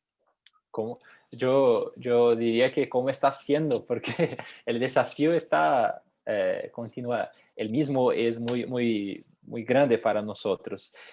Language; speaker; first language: Spanish; non-native, fluent; Portuguese